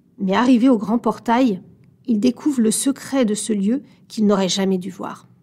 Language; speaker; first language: French; native; French